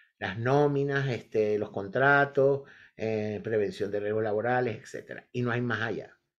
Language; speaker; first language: Spanish; native; Spanish